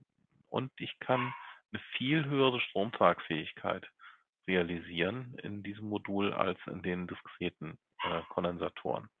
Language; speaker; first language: German; native; German